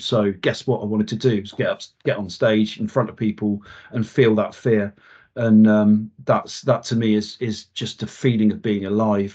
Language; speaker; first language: English; native; English